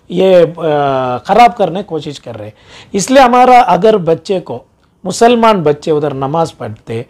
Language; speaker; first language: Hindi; non-native, local second language; Urdu